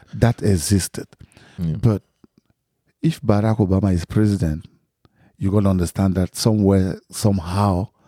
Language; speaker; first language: English; non-native, local second language; French